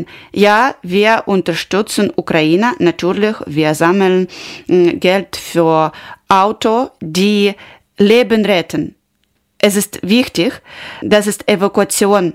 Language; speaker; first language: German; non-native, learner; Ukrainian